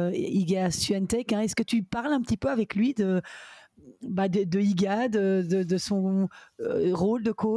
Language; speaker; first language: French; native; French